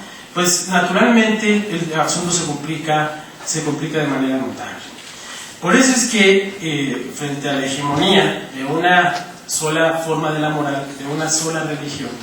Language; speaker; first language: Spanish; native; Spanish